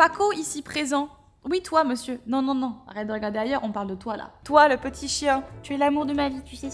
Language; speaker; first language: French; native; French